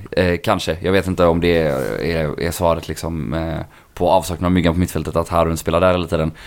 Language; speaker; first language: Swedish; native; Swedish